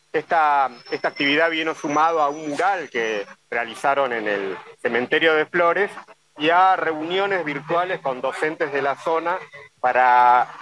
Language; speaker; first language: Spanish; native; Spanish